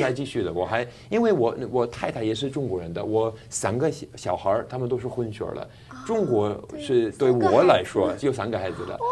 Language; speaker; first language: Chinese; non-native, fluent; English